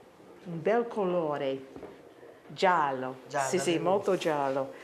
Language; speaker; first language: Italian; non-native, learner; English